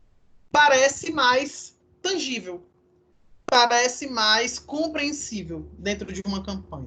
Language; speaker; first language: Portuguese; native; Portuguese